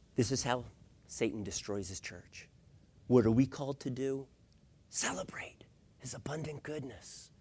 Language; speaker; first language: English; native; English